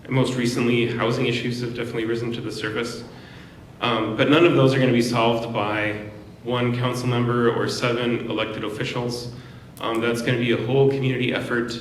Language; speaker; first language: English; native; English